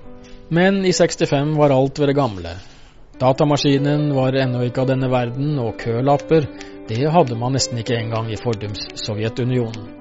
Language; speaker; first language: Norwegian; native; Norwegian